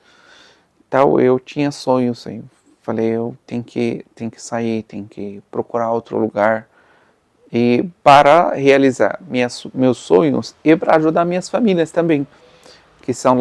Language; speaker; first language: Portuguese; non-native, fluent; Arabic